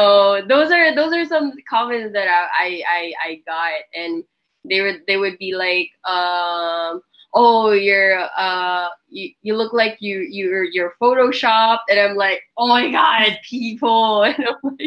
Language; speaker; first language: English; non-native, local second language; Filipino